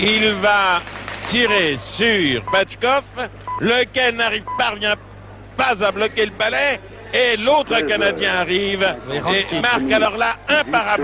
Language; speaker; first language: French; native; French